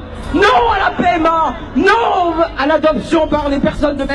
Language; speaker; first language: French; native; French